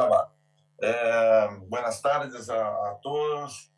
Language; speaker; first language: Spanish; non-native, fluent; Portuguese